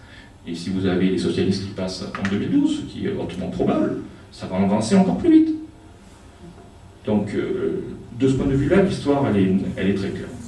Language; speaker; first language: French; native; French